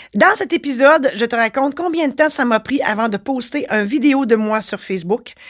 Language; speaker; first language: French; native; French